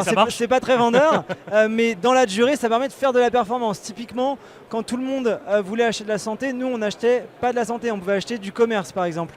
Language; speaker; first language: French; native; French